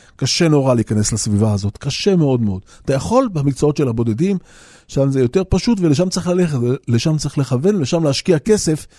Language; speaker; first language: Hebrew; native; Hebrew